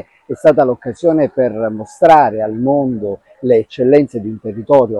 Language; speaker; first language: Italian; native; Italian